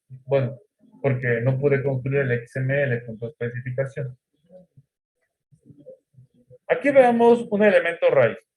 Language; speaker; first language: Spanish; native; Spanish